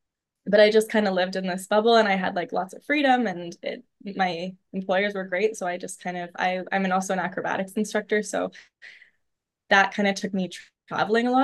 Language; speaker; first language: English; native; English